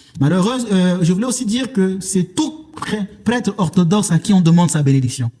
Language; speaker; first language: French; non-native, local second language; Lingala